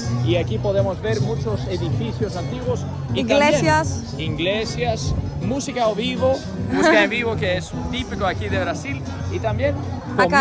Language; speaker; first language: Spanish; non-native, fluent; Portuguese